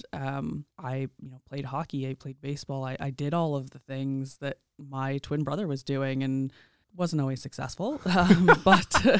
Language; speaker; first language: English; native; English